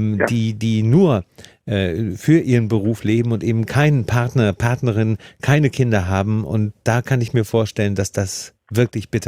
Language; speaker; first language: German; native; German